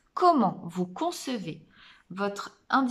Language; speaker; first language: French; native; French